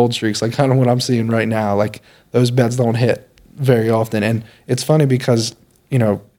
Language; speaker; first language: English; native; English